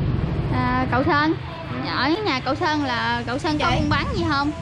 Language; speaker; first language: Vietnamese; native; Vietnamese